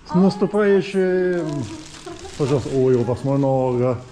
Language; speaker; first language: Russian; non-native, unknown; English